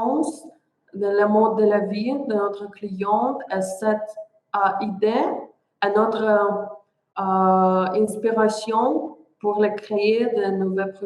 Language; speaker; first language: French; non-native, learner; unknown